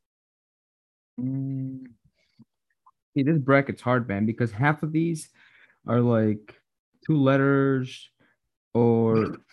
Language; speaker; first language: English; non-native, fluent; Spanish